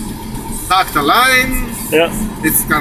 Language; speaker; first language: German; non-native, learner; Greek